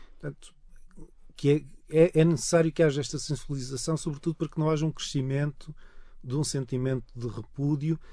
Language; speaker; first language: Portuguese; native; Portuguese